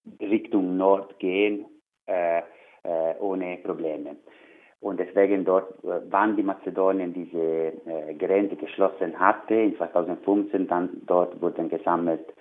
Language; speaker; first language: German; non-native, learner; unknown